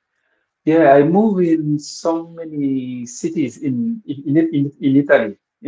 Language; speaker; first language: English; non-native, local second language; Wolof